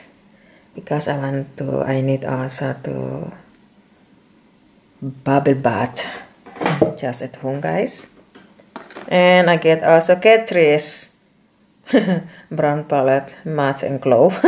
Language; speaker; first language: English; non-native, learner; Indonesian